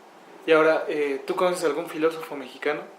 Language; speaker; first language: Spanish; native; Spanish